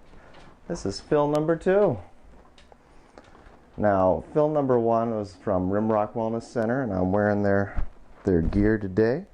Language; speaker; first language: English; native; English